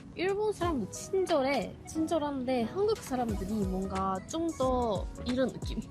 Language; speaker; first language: Korean; non-native, fluent; Japanese